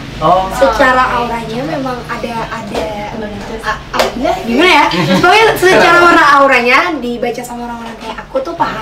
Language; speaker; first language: Indonesian; native; Indonesian